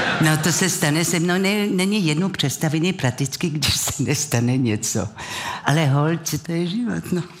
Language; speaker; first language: Czech; non-native, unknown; French